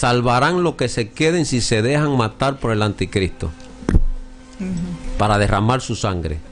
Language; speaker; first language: Spanish; native; Spanish